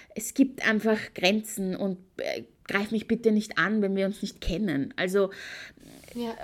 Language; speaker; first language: German; native; German